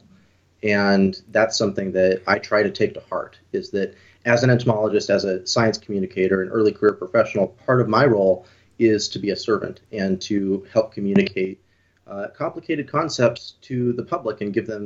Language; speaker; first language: English; native; English